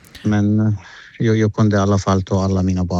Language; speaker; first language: Swedish; non-native, learner; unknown